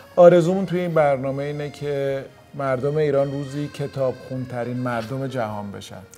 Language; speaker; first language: Persian; native; Persian